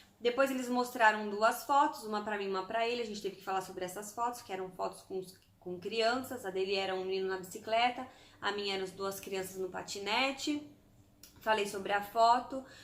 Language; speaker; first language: Portuguese; native; Portuguese